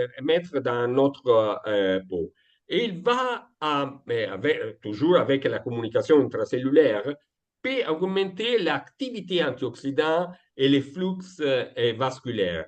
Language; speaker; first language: French; non-native, learner; Italian